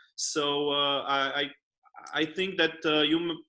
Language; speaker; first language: English; non-native, fluent; Romanian